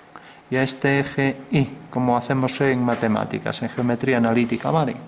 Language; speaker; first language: Spanish; native; Spanish